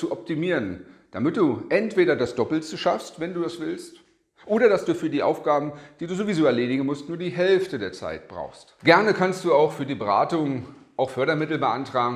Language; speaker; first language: German; native; German